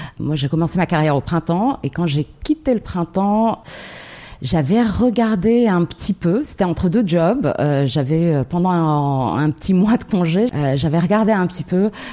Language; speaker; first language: French; non-native, local second language; Arabic